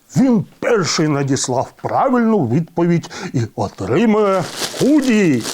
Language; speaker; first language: Ukrainian; non-native, local second language; Russian